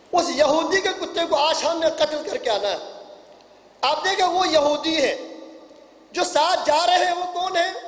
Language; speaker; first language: Urdu; non-native, local second language; Punjabi